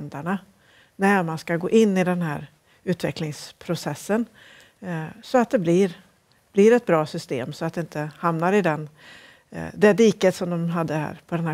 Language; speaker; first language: Swedish; native; Swedish